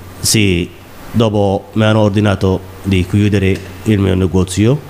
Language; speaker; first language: Italian; non-native, learner; Somali